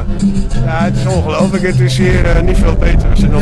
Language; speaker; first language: Dutch; native; Dutch